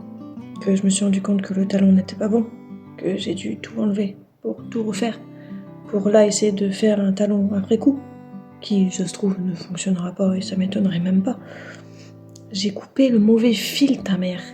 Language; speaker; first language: French; native; French